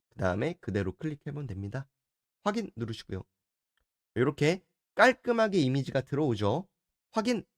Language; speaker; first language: Korean; native; Korean